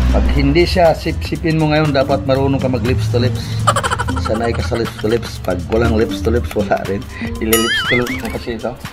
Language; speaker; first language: Filipino; non-native, local second language; Cebuano